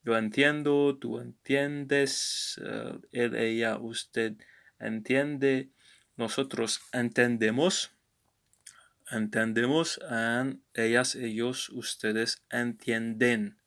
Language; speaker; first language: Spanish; non-native, learner; English